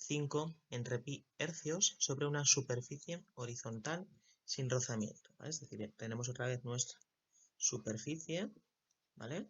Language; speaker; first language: Spanish; native; Spanish